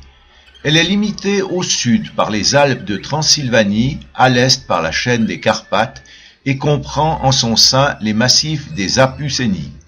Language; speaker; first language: French; native; French